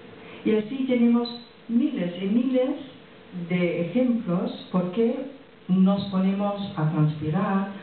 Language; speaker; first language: Spanish; non-native, fluent; French